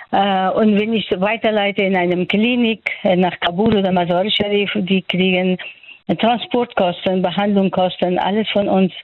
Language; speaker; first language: German; non-native, fluent; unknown